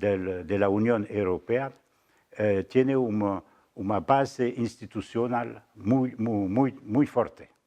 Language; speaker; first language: Spanish; non-native, fluent; French